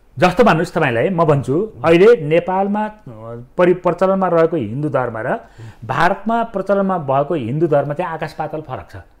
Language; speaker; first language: Nepali; native; Nepali